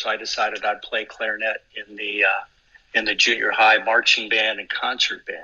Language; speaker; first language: English; native; English